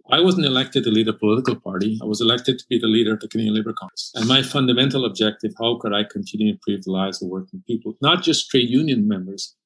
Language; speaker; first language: English; native; English